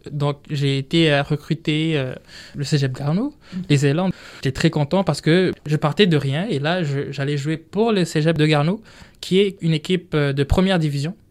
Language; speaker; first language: French; non-native, local second language; Rundi